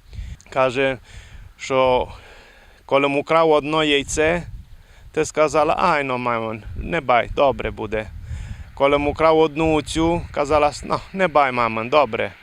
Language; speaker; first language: Ukrainian; early bilingual, heritage; Rusyn